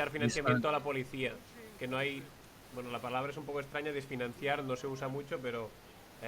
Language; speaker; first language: Spanish; native; Spanish